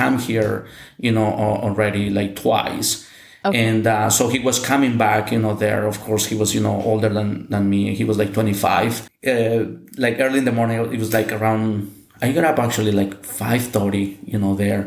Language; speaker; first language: English; non-native, fluent; Spanish